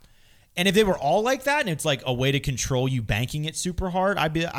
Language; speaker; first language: English; native; English